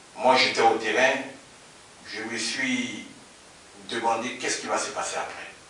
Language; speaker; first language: French; native; French